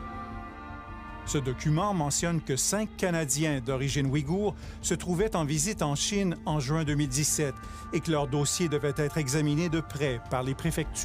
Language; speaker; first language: French; native; French